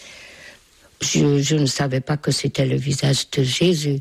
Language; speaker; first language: French; non-native, fluent; Hungarian